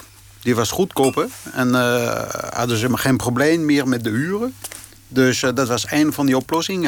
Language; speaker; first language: Dutch; non-native, fluent; French